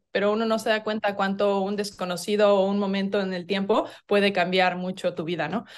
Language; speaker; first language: Spanish; native; Spanish